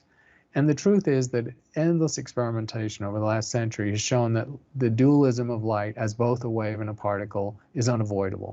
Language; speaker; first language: English; native; English